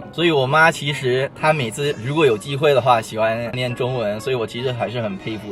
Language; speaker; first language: Chinese; non-native, fluent; English